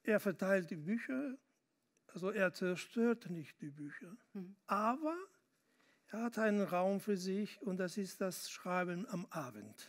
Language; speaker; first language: German; non-native, fluent; Spanish